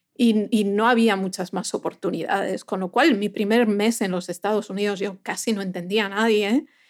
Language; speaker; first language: Spanish; native; Spanish